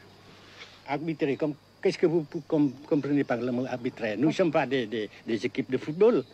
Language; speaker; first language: French; non-native, fluent; Vietnamese